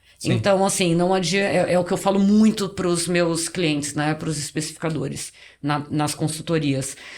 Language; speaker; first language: Portuguese; native; Portuguese